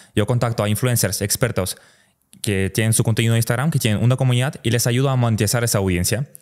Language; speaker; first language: Spanish; early bilingual, other home language; Russian